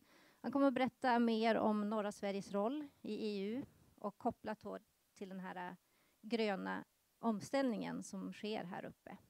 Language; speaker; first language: Swedish; native; Swedish